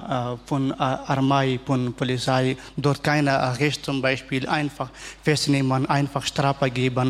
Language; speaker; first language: German; non-native, learner; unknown